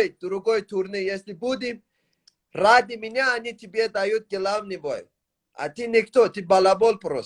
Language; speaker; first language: Russian; non-native, learner; Tajik